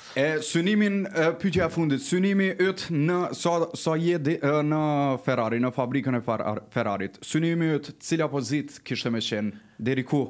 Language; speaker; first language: Albanian; native; Albanian